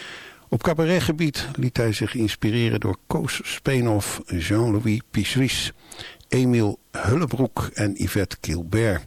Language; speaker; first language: Dutch; native; Dutch